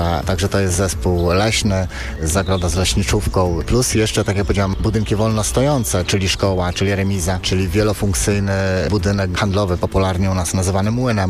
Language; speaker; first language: Polish; native; Polish